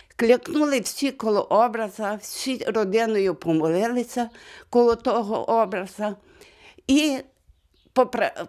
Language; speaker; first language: Ukrainian; native; Ukrainian